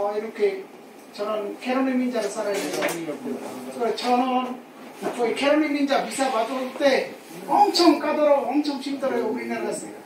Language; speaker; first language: Korean; non-native, fluent; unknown